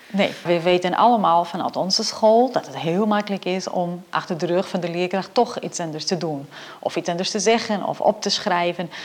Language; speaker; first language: Dutch; non-native, fluent; Portuguese